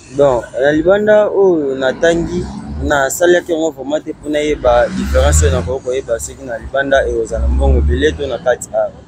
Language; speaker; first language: Lingala; native; Lingala